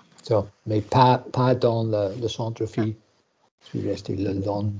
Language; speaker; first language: French; non-native, learner; English